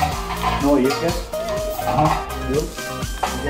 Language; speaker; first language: English; non-native, learner; Nepali